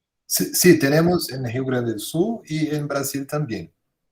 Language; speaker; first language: Spanish; non-native, fluent; Portuguese